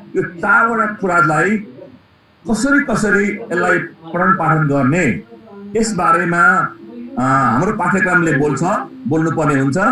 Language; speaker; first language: Nepali; non-native, local second language; Eastern Tamang